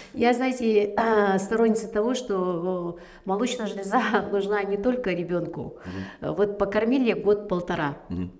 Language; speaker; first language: Russian; native; Russian